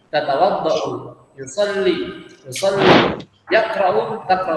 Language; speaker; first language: Arabic; non-native, fluent; Indonesian